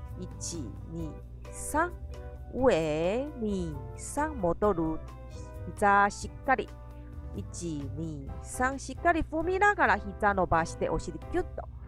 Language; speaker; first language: Japanese; non-native, fluent; Chinese